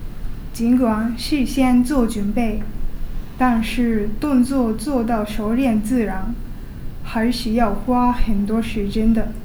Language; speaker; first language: Chinese; non-native, learner; Japanese